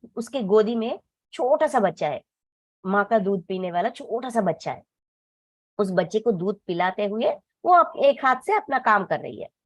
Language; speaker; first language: Hindi; non-native, local second language; Telugu